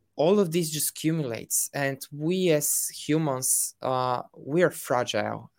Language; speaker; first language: English; non-native, fluent; Bulgarian